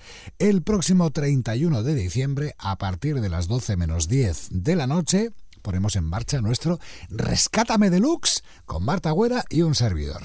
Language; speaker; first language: Spanish; native; Spanish